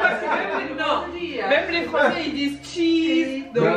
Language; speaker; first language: French; native; French